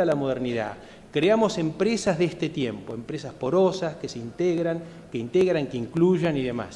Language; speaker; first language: Spanish; native; Spanish